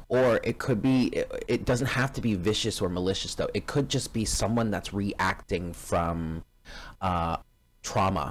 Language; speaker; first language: English; native; English